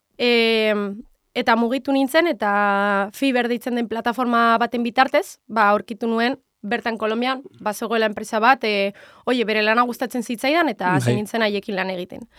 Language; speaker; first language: Basque; non-native, local second language; Spanish